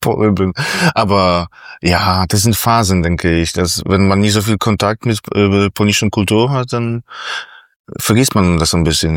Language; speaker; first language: German; non-native, fluent; Polish